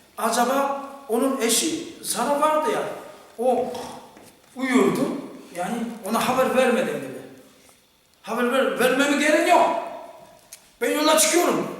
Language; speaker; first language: Turkish; non-native, fluent; Korean